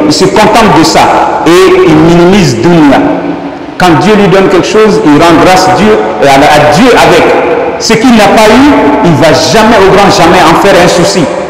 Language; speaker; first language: French; non-native, local second language; Dyula